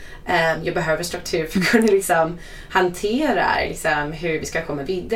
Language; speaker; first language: Swedish; non-native, fluent; English